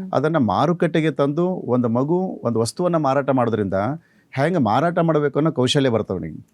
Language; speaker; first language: Kannada; native; Kannada